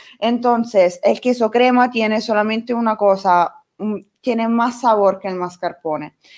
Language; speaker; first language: Spanish; non-native, learner; Italian